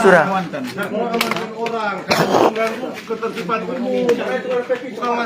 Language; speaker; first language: Malay; native; Malay